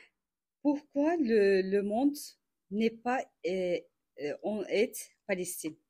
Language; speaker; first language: French; non-native, learner; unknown